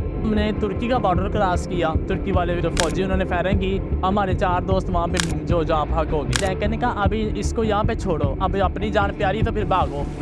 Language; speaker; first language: Urdu; non-native, local second language; Punjabi